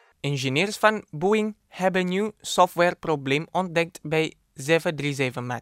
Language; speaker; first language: Dutch; non-native, fluent; Indonesian